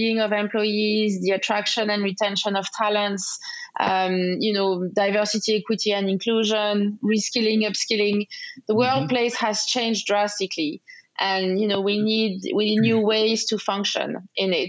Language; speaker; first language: English; non-native, fluent; French